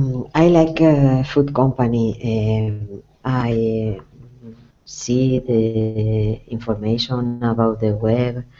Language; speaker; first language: English; non-native, learner; Spanish